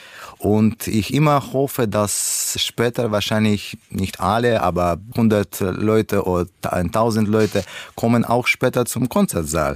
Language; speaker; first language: German; non-native, learner; Russian